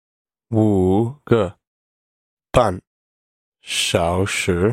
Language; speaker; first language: Chinese; non-native, learner; English